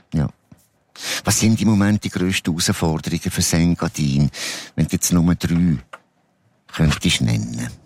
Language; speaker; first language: German; native; German